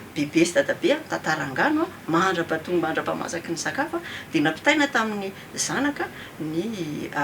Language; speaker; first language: Malagasy; early bilingual, heritage; Malagasy